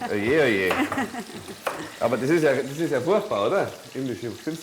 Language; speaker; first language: German; native; German